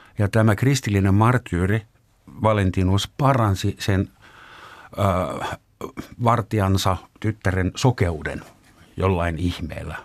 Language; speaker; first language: Finnish; non-native, fluent; German